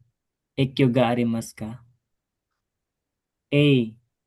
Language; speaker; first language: Japanese; non-native, learner; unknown